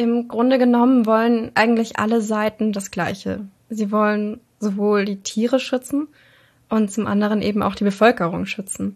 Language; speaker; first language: German; native; German